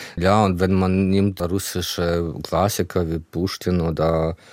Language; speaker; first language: German; non-native, fluent; Ukrainian